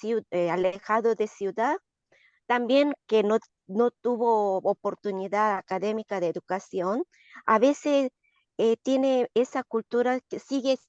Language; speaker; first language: Spanish; non-native, learner; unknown